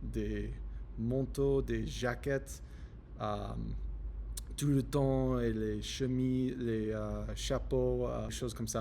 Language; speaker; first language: French; non-native, learner; English